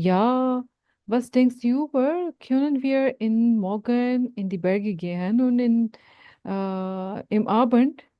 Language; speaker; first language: German; non-native, fluent; Urdu